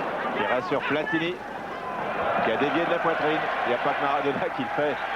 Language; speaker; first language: French; native; French